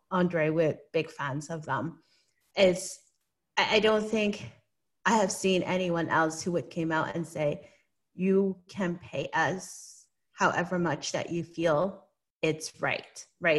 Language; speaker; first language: English; non-native, local second language; Cantonese